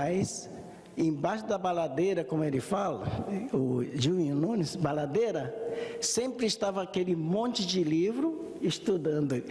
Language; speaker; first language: Portuguese; early bilingual, other home language; Japanese